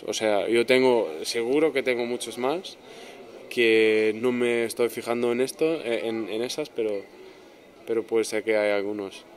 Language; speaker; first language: Spanish; non-native, fluent; German